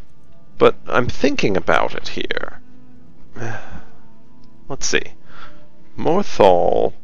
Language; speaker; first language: English; native; English